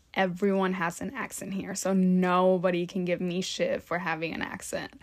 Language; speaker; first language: English; early bilingual, other home language; Spanish